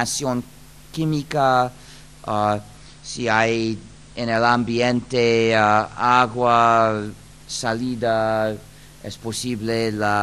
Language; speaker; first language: Spanish; non-native, fluent; English